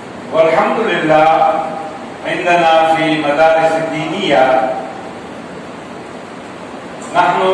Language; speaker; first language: Arabic; non-native, learner; Urdu